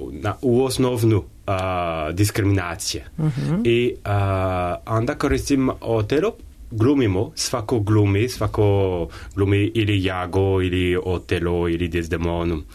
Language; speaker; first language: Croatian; non-native, learner; French